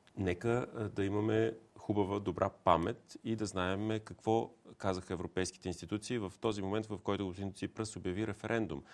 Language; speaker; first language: Bulgarian; native; Bulgarian